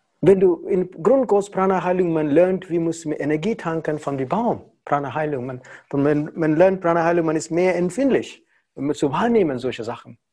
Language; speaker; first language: German; non-native, learner; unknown